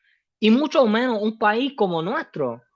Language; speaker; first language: Spanish; early bilingual, heritage; Spanish